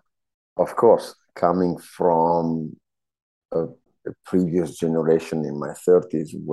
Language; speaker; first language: English; non-native, fluent; Italian